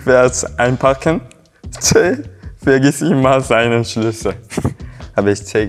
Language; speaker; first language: German; non-native, learner; Korean